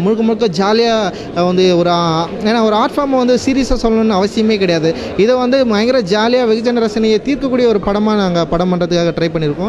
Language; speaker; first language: Tamil; native; Tamil